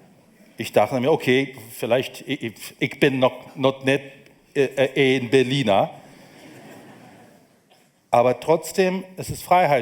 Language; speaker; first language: German; non-native, fluent; Ukrainian